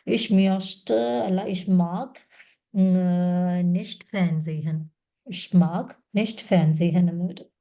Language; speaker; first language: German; non-native, fluent; Malayalam